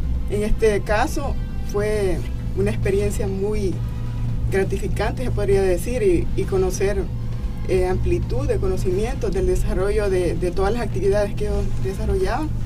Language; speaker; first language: Spanish; native; Spanish